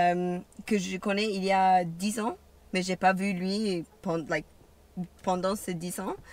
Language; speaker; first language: French; non-native, learner; English